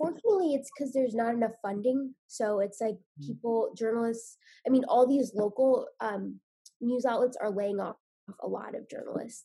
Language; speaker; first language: English; native; English